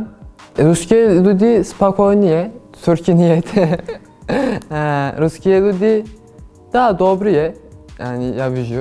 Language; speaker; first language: Russian; non-native, learner; Turkish